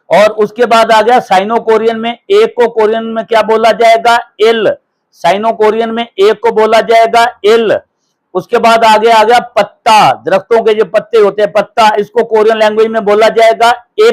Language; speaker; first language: Hindi; non-native, local second language; Punjabi